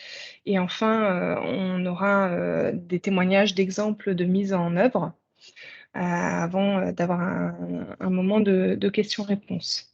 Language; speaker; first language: French; native; French